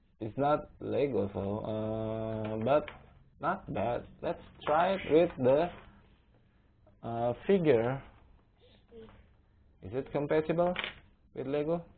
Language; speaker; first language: English; non-native, learner; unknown